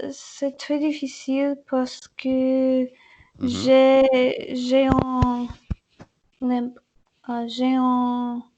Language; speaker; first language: French; non-native, learner; English